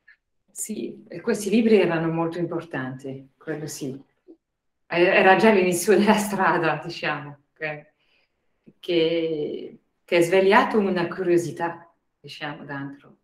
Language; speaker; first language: Italian; non-native, fluent; French